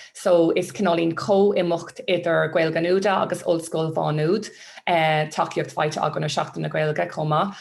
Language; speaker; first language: Irish; non-native, local second language; English